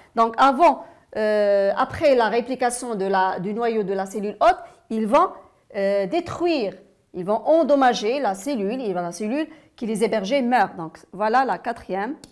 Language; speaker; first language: French; non-native, local second language; Arabic